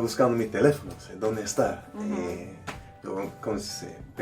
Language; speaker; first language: Spanish; non-native, learner; English